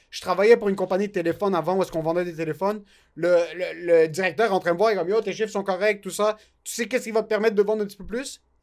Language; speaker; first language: French; native; French